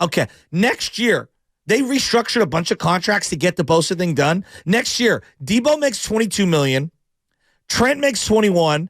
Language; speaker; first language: English; native; English